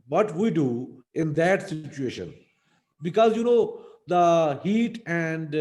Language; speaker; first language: English; non-native, local second language; Urdu